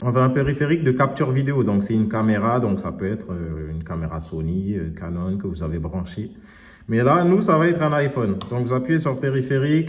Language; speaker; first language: French; native; French